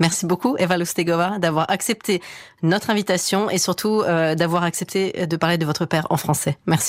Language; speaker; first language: French; native; French